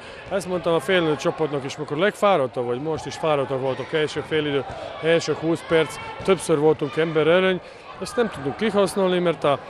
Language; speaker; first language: Hungarian; non-native, learner; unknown